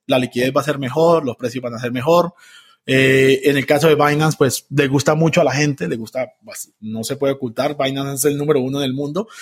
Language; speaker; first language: Spanish; native; Spanish